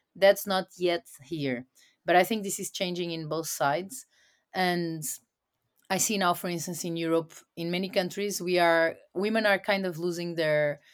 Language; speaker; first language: English; non-native, fluent; Portuguese